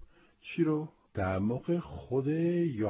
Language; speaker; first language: Persian; non-native, fluent; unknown